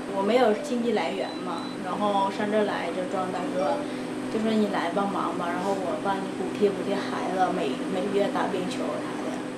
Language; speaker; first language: Chinese; non-native, fluent; Vietnamese